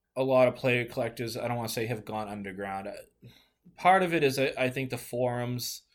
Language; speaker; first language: English; native; English